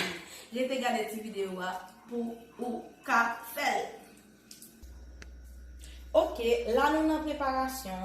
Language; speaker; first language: French; non-native, learner; Haitian Creole